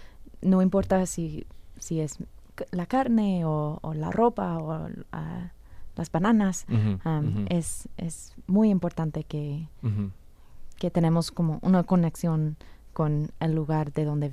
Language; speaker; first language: Spanish; non-native, fluent; English